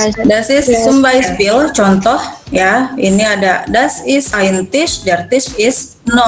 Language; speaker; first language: German; non-native, learner; Indonesian